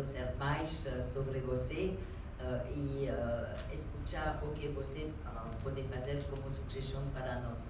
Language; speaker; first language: Portuguese; non-native, learner; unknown